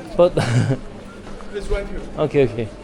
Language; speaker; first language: English; non-native, learner; Korean